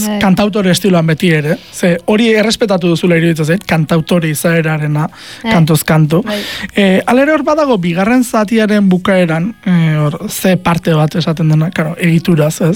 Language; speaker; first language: Basque; native; Basque